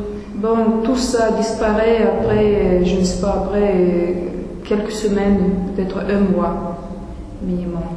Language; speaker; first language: French; non-native, fluent; Russian